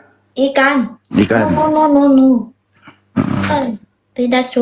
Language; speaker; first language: Indonesian; non-native, learner; Vietnamese